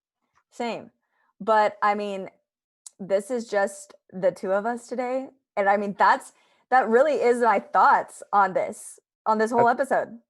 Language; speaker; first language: English; native; English